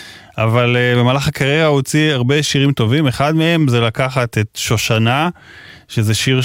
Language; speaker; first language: Hebrew; native; Hebrew